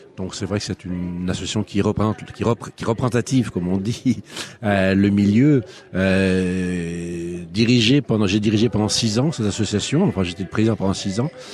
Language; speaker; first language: French; native; French